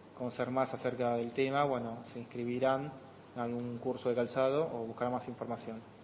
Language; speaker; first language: Spanish; non-native, fluent; Korean